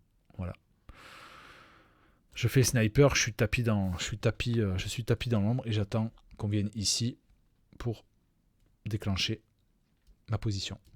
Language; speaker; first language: French; native; French